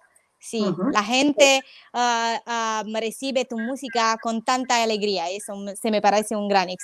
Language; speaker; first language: Spanish; non-native, fluent; Romanian